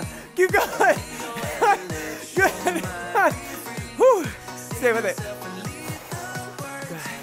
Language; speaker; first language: English; native; English